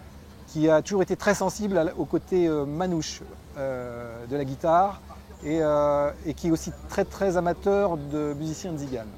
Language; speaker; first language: French; native; French